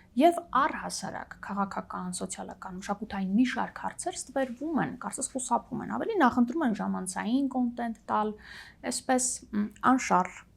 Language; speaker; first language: Armenian; native; Armenian